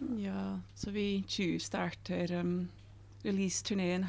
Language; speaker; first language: Norwegian; non-native, fluent; English